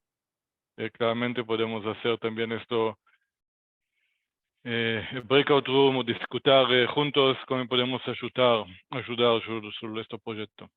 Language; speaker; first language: Spanish; non-native, learner; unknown